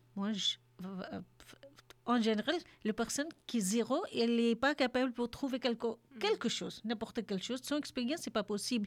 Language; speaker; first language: French; non-native, learner; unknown